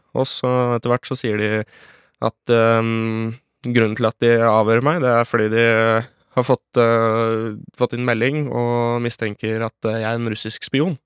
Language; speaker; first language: Norwegian; native; Norwegian